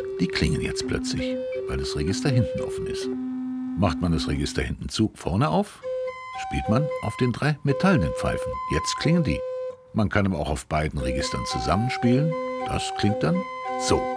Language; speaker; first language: German; native; German